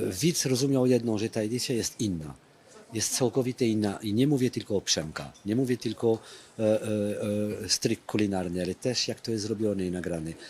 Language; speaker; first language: Polish; non-native, fluent; French